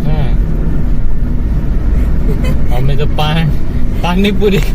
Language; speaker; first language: Gujarati; non-native, local second language; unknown